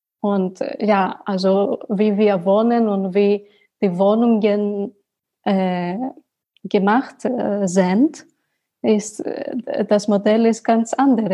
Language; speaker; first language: German; non-native, learner; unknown